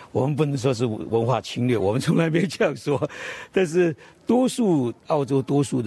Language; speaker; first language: Chinese; native; Chinese